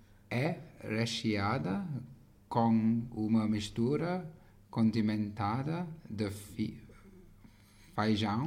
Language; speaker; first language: Portuguese; non-native, learner; English